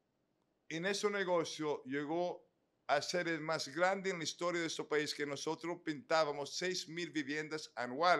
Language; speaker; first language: Spanish; native; Spanish